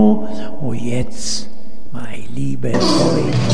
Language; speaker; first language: German; non-native, learner; Italian